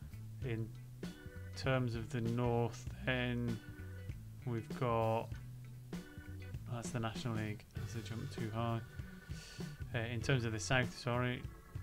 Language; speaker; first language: English; native; English